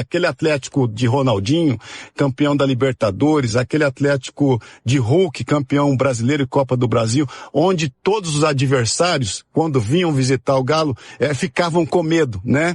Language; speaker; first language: Portuguese; native; Portuguese